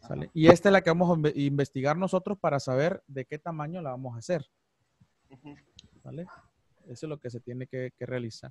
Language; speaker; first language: Spanish; native; Spanish